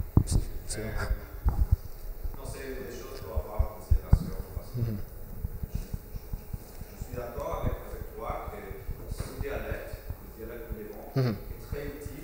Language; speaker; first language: French; non-native, fluent; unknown